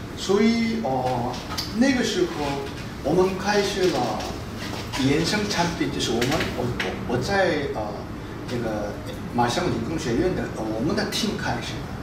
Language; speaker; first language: Chinese; non-native, fluent; Korean